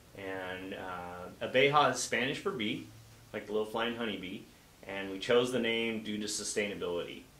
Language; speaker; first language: English; native; English